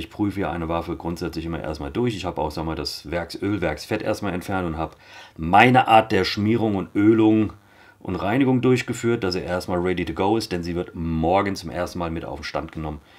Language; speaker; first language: German; native; German